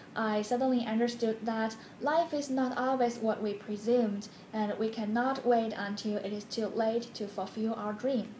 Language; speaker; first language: English; non-native, fluent; Chinese